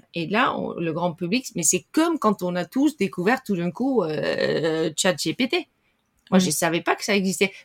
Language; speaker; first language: French; non-native, fluent; Dutch